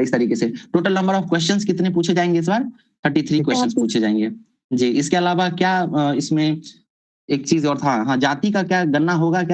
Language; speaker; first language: Hindi; native; Hindi